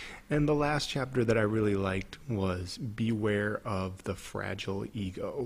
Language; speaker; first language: English; native; English